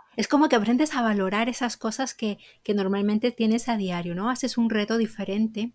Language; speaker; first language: Spanish; native; Spanish